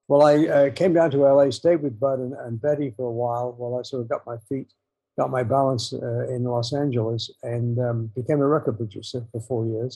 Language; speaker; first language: English; native; English